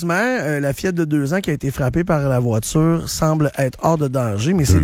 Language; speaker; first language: French; native; French